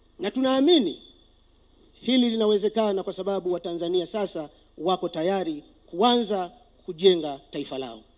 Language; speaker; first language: Swahili; native; Swahili